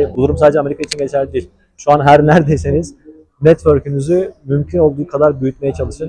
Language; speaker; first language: Turkish; native; Turkish